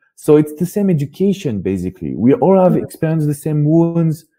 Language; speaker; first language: English; non-native, fluent; French